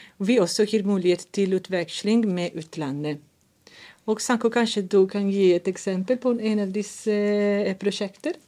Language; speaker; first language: Norwegian; non-native, fluent; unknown